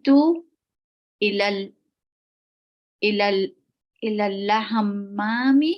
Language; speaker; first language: Arabic; non-native, learner; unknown